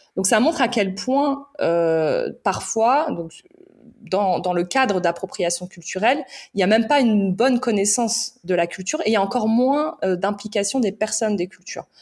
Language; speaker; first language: French; native; French